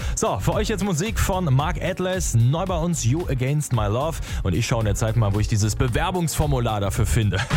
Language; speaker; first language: German; native; German